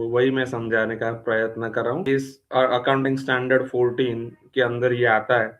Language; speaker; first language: Hindi; non-native, local second language; Gujarati